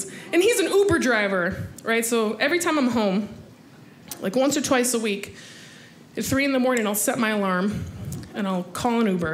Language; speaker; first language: English; native; English